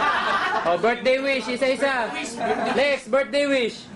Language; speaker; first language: English; non-native, local second language; Filipino